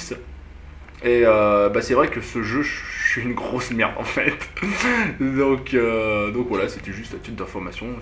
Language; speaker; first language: French; native; French